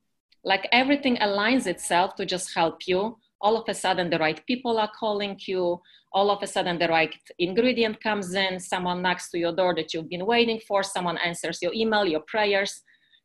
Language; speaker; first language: English; non-native, fluent; Polish